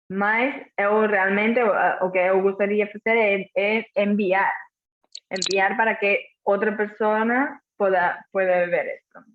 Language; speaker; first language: Portuguese; non-native, fluent; Catalan